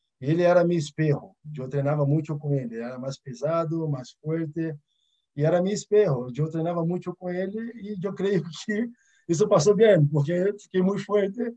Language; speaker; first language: Portuguese; early bilingual, other home language; Arabic